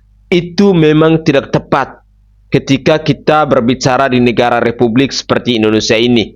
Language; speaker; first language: Indonesian; native; Indonesian